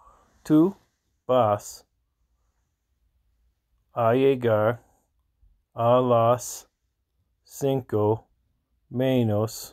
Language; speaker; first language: Spanish; non-native, learner; English